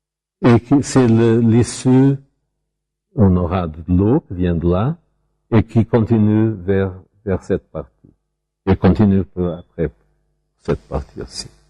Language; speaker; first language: French; non-native, fluent; Portuguese